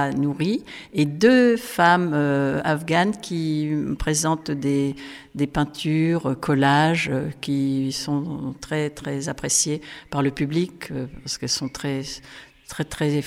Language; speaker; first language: French; native; French